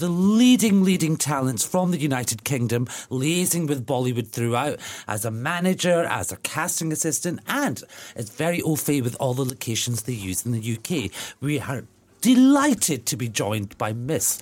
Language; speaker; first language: English; native; English